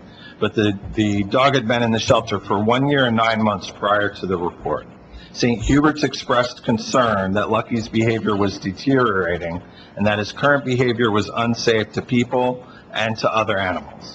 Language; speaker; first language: English; native; English